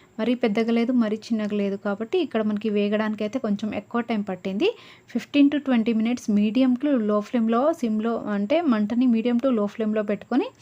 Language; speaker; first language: Telugu; non-native, local second language; Lambadi